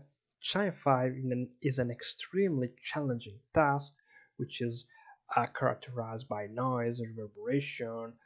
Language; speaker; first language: English; non-native, fluent; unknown